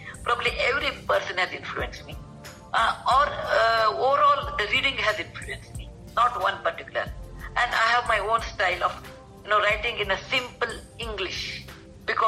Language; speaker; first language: English; non-native, local second language; Kannada